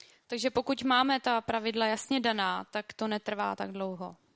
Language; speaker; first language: Czech; native; Czech